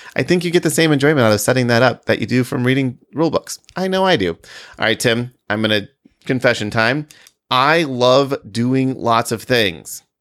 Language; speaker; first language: English; native; English